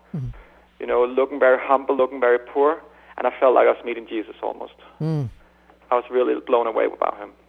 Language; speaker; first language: English; non-native, fluent; Danish